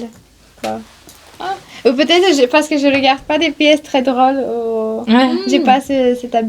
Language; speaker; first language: French; non-native, fluent; Bulgarian